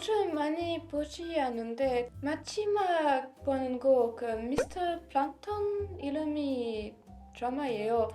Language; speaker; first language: Korean; non-native, learner; French